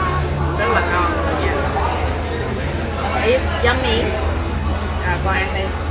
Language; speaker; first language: Vietnamese; native; Vietnamese